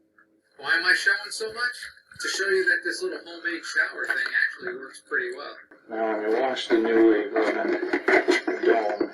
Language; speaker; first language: English; native; English